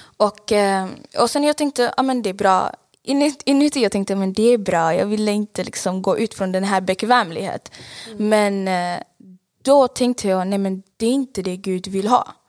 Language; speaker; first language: Swedish; non-native, fluent; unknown